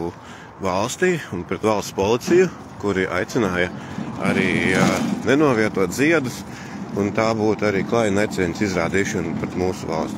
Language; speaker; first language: Latvian; native; Latvian